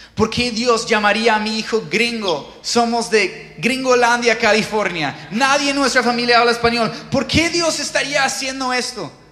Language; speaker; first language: Spanish; non-native, fluent; English